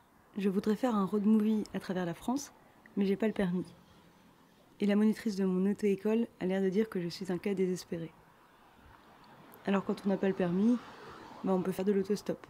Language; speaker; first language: French; native; French